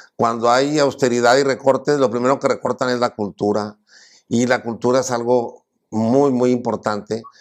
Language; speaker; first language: Spanish; native; Spanish